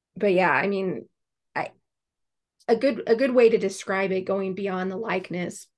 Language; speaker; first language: English; native; English